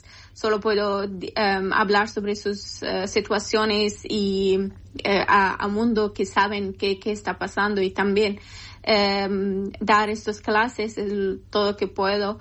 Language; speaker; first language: Spanish; non-native, learner; Persian